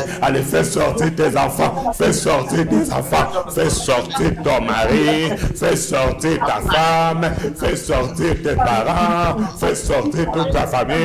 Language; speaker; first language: French; non-native, local second language; Lingala